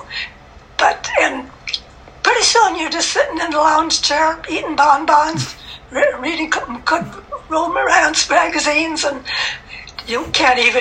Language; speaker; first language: English; native; English